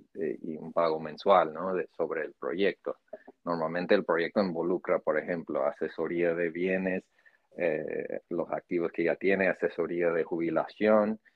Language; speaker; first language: Spanish; non-native, fluent; English